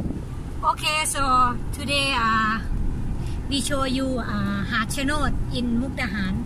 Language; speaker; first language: English; non-native, learner; Thai